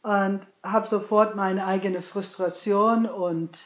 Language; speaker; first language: German; non-native, fluent; English